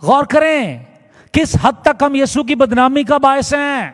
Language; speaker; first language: Urdu; non-native, local second language; Punjabi